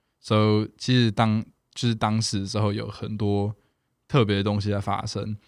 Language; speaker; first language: Chinese; non-native, fluent; English